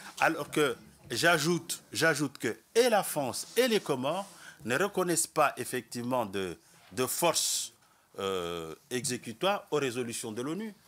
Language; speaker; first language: French; non-native, local second language; Comorian